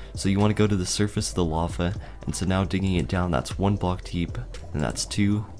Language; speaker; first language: English; native; English